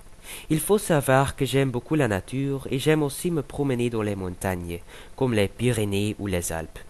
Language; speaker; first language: French; non-native, fluent; Dutch